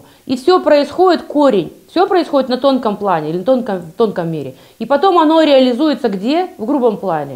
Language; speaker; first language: Russian; native; Russian